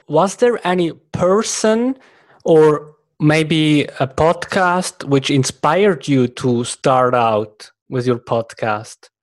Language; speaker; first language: English; non-native, fluent; German